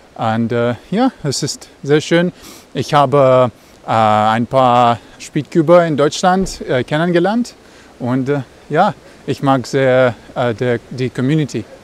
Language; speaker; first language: German; non-native, learner; Russian